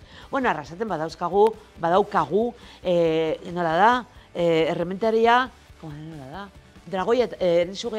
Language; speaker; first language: Basque; non-native, local second language; Spanish